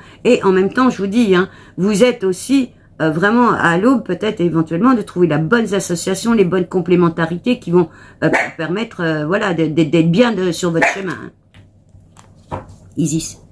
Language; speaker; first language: French; native; French